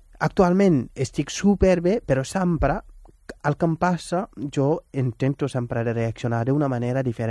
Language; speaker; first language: Catalan; non-native, fluent; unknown